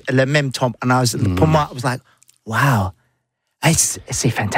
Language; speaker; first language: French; non-native, learner; English